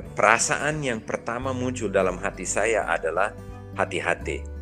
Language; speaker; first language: Indonesian; non-native, fluent; English